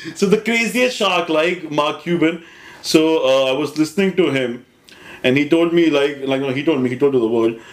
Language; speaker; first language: English; non-native, local second language; Hindi